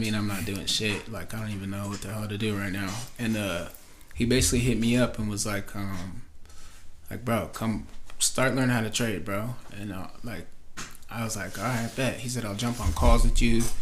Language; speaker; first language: English; native; English